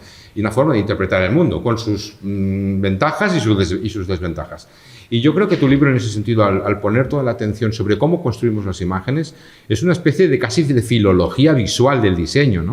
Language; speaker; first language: Spanish; native; Spanish